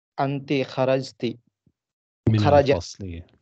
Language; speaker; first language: Arabic; non-native, learner; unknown